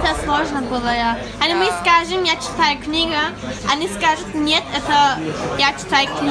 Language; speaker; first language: Russian; non-native, learner; German